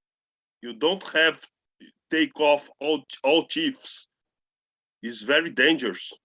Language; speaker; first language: English; non-native, learner; Portuguese